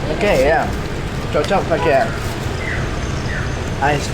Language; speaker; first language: Indonesian; non-native, fluent; Persian